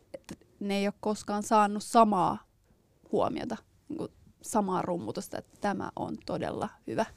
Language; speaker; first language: Finnish; native; Finnish